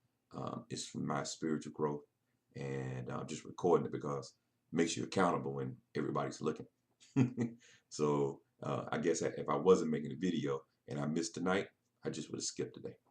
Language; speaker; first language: English; native; English